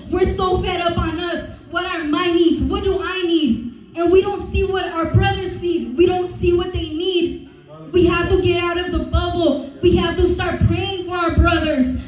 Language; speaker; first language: English; early bilingual, other home language; Spanish